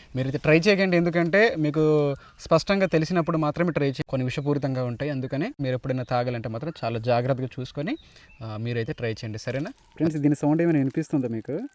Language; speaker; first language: Telugu; native; Telugu